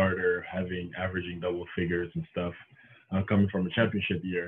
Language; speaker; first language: English; non-native, local second language; French